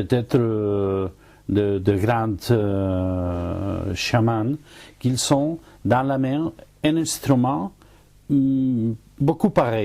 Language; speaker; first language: French; non-native, fluent; Spanish